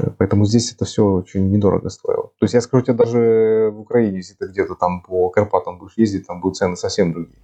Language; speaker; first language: Russian; native; Russian